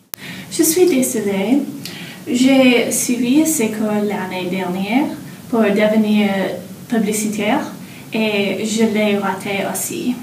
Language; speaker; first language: French; non-native, learner; English